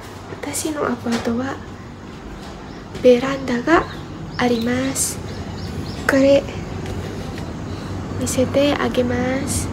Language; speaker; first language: Japanese; non-native, learner; Indonesian